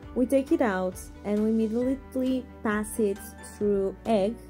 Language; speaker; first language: English; non-native, fluent; Portuguese